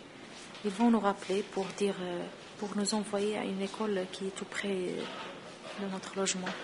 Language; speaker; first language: French; non-native, local second language; Arabic